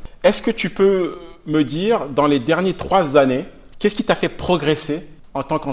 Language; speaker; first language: French; native; French